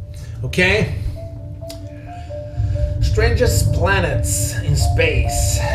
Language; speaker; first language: English; native; English